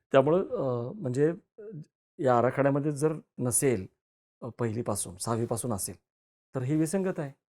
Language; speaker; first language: Marathi; native; Marathi